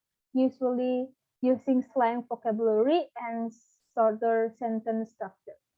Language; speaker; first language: English; non-native, learner; Balinese